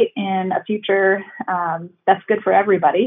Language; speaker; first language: English; native; English